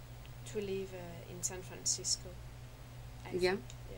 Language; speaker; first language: English; non-native, learner; French